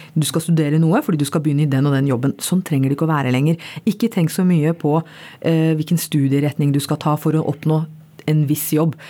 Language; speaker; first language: Norwegian; early bilingual, other home language; Bangla